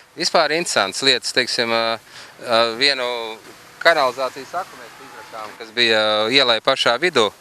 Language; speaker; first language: Latvian; native; Latvian